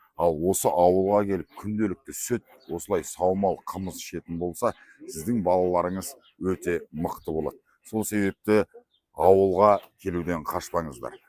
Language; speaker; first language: Kazakh; early bilingual, heritage; Kazakh